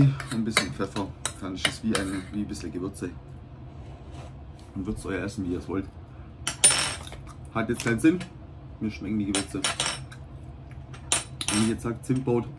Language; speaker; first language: German; native; German